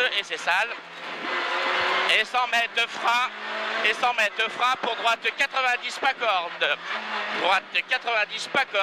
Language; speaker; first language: French; native; French